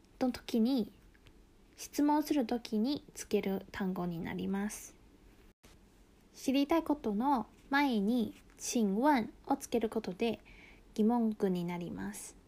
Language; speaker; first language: Japanese; non-native, local second language; Chinese